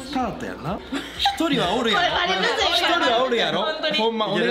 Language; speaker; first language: Japanese; native; Japanese